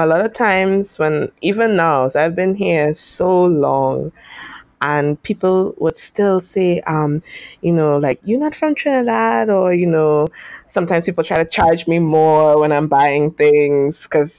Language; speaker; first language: English; native; English